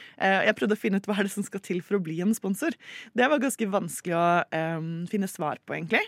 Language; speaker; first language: Norwegian; native; Norwegian